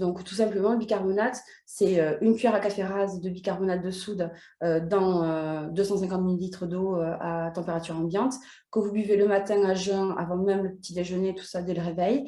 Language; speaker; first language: French; native; French